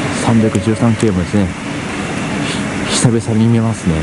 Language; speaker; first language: Japanese; native; Japanese